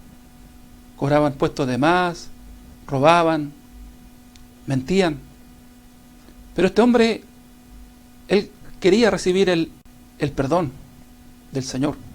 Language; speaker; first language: Spanish; native; Spanish